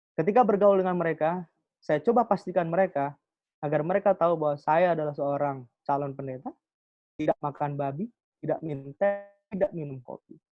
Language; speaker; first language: Indonesian; non-native, local second language; Javanese